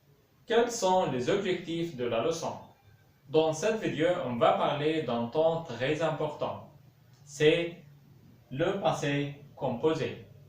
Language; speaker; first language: French; non-native, local second language; Arabic